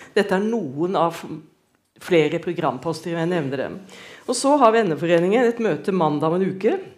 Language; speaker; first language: Norwegian; native; Norwegian